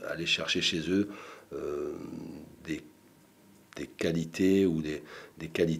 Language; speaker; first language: French; native; French